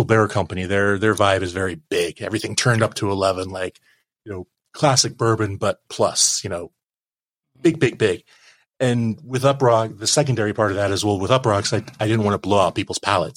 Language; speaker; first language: English; native; English